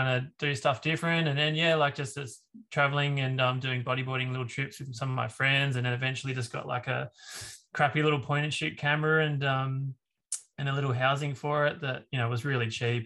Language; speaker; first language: English; native; English